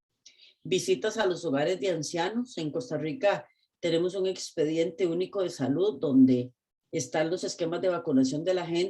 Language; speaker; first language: Spanish; native; Spanish